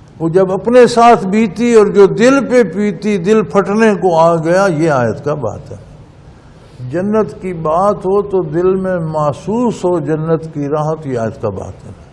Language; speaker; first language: Urdu; non-native, local second language; Punjabi